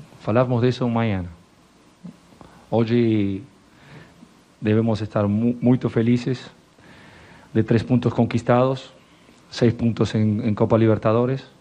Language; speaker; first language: Portuguese; non-native, learner; Spanish